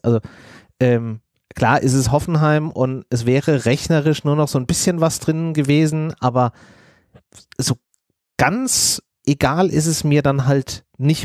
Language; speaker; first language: German; native; German